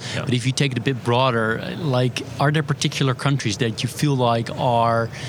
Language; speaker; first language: English; non-native, fluent; Dutch